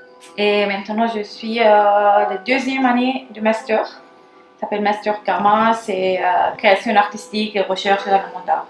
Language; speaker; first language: French; non-native, learner; Armenian